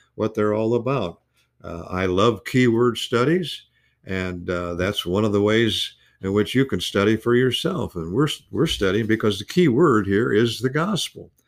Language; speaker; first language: English; native; English